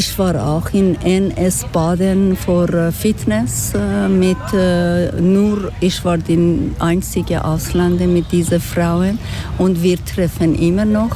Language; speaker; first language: German; non-native, learner; Persian